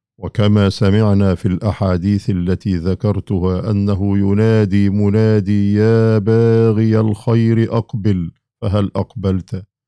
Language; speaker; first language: Arabic; native; Arabic